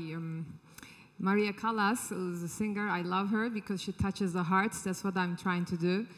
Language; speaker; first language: English; non-native, fluent; Turkish